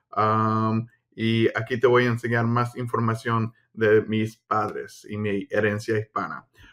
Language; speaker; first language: Spanish; early bilingual, heritage; Spanish